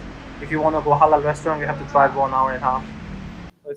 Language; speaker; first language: English; non-native, learner; Korean